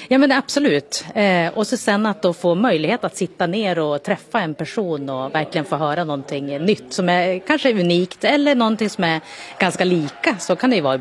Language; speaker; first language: Swedish; native; Swedish